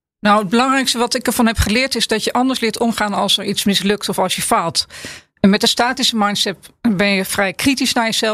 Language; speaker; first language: Dutch; native; Dutch